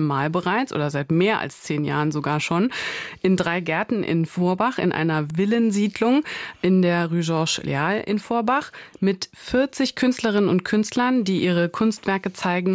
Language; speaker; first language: German; native; German